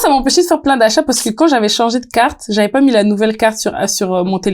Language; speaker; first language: French; native; French